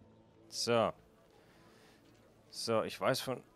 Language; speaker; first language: German; native; German